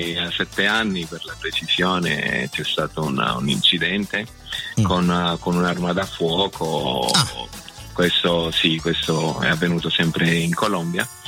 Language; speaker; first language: Italian; early bilingual, other home language; Spanish